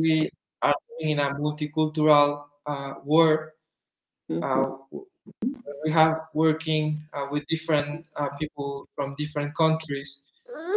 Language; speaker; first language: English; non-native, fluent; Spanish